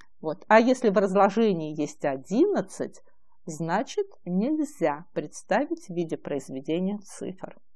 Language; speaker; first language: Russian; native; Russian